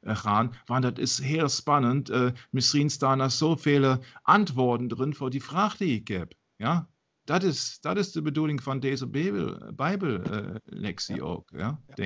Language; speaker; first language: Dutch; non-native, fluent; German